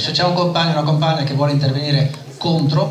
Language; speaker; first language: Italian; native; Italian